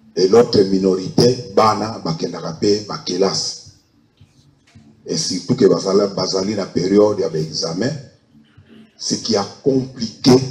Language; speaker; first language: Lingala; non-native, local second language; Kongo